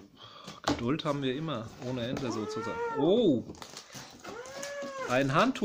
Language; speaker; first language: German; native; German